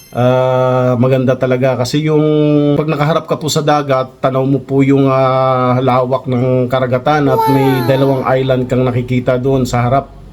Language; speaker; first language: Filipino; non-native, local second language; Kinaray-a